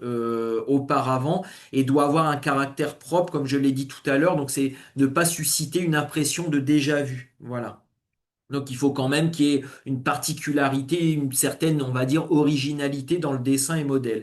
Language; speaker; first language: French; native; French